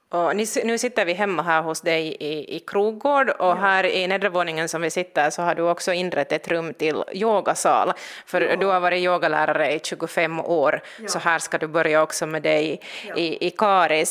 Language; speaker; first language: Swedish; native; Swedish